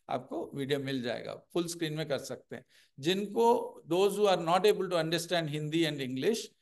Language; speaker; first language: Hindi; non-native, local second language; Telugu